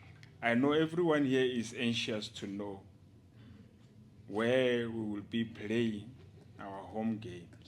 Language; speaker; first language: English; non-native, local second language; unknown